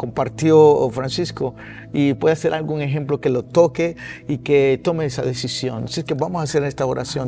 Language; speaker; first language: Spanish; early bilingual, heritage; Spanish